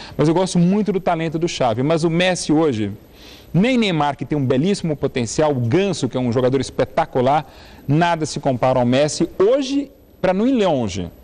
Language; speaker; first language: Portuguese; native; Portuguese